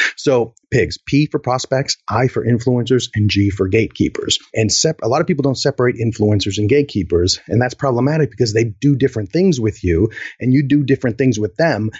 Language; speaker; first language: English; native; English